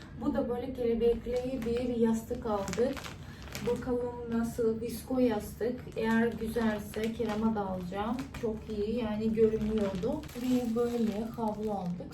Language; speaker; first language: Turkish; non-native, fluent; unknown